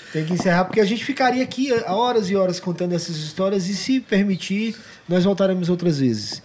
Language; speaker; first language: Portuguese; native; Portuguese